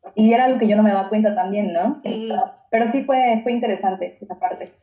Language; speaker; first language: Spanish; native; Spanish